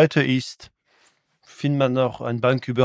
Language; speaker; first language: German; non-native, local second language; French